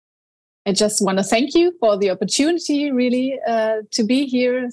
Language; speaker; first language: English; non-native, fluent; German